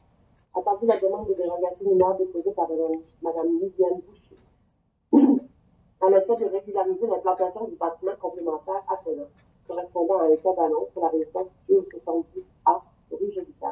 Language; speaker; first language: French; native; French